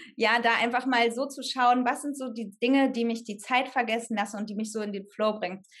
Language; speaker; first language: German; native; German